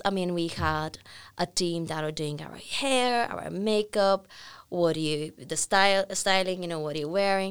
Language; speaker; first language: English; non-native, fluent; Bulgarian